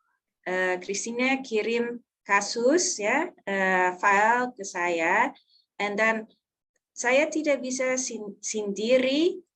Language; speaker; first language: Indonesian; non-native, learner; Dutch